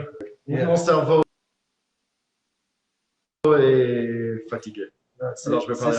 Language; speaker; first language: French; non-native, fluent; English